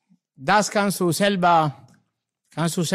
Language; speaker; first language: German; non-native, learner; Italian